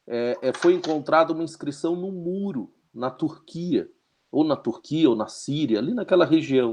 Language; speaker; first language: Portuguese; native; Portuguese